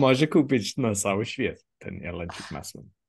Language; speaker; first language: Polish; non-native, learner; English